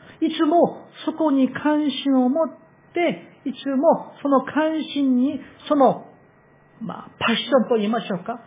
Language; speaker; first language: Japanese; non-native, fluent; Korean